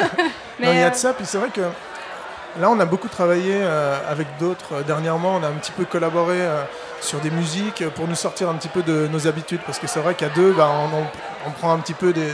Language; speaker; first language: French; native; French